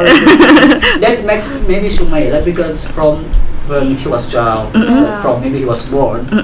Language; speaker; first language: English; non-native, learner; Indonesian